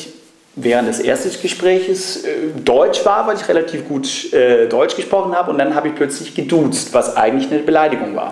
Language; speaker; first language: German; non-native, fluent; Danish